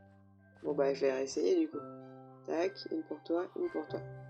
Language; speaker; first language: French; native; French